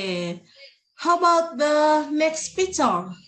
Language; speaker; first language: English; non-native, learner; Indonesian